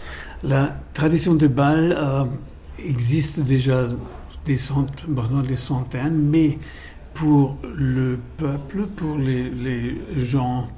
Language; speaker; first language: French; non-native, fluent; German